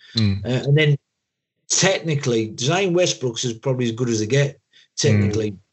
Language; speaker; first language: English; native; English